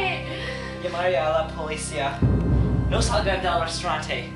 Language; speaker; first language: Spanish; non-native, learner; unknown